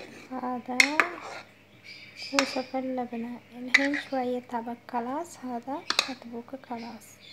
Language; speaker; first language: Arabic; non-native, local second language; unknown